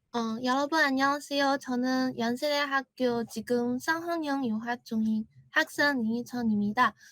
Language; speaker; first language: Korean; non-native, learner; Chinese